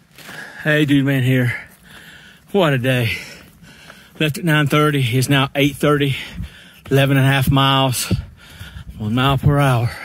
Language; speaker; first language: English; native; English